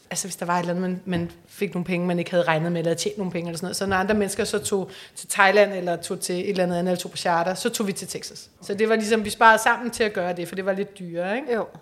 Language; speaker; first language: Danish; native; Danish